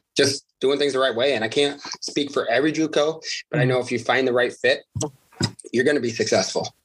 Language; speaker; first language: English; non-native, fluent; Uzbek